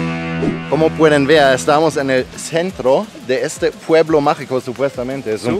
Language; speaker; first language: Spanish; non-native, learner; German